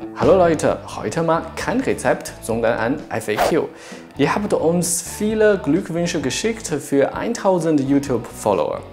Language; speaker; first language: German; non-native, fluent; Chinese